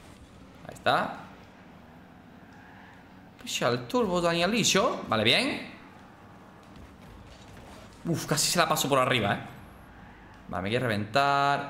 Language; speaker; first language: Spanish; native; Spanish